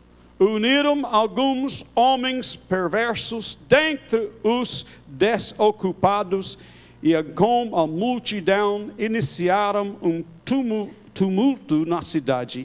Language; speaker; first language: Portuguese; non-native, fluent; English